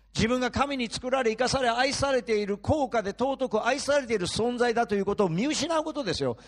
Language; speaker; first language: Japanese; early bilingual, heritage; Japanese